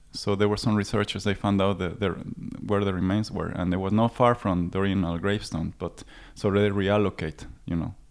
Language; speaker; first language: English; non-native, fluent; Spanish